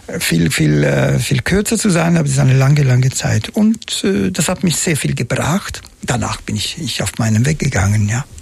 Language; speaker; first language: German; non-native, fluent; Italian